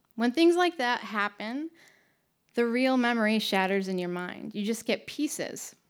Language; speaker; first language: English; native; English